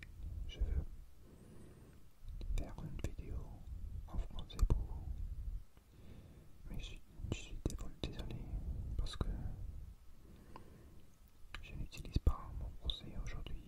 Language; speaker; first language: French; non-native, learner; English